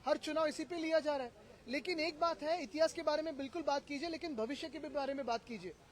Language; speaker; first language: Hindi; non-native, local second language; Marathi